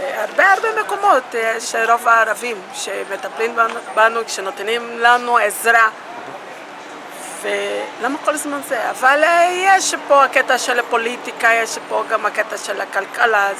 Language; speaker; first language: Hebrew; non-native, fluent; Portuguese